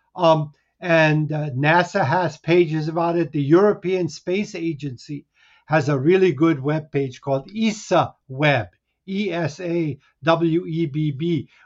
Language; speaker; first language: English; early bilingual, other home language; Hungarian